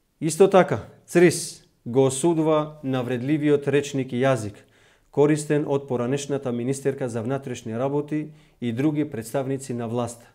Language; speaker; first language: Macedonian; non-native, local second language; Albanian